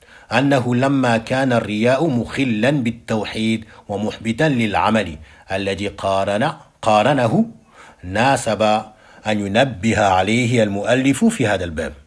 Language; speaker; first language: Arabic; non-native, fluent; French